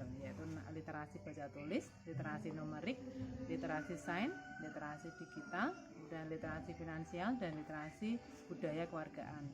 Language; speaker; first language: Indonesian; native; Indonesian